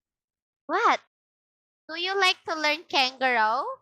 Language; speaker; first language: English; non-native, local second language; Filipino